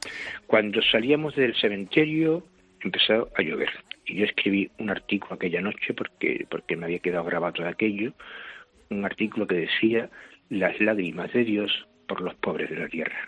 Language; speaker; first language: Spanish; native; Spanish